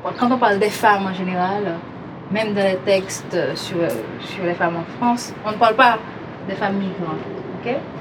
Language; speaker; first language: French; non-native, local second language; Haitian Creole